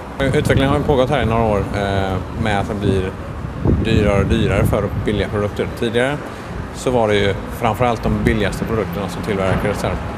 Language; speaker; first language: Swedish; native; Swedish